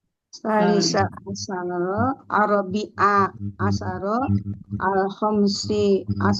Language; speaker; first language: Arabic; non-native, learner; Indonesian